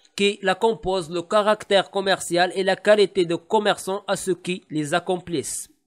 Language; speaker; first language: French; non-native, local second language; Arabic